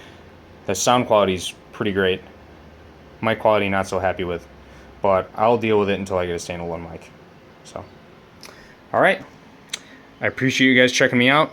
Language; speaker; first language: English; native; English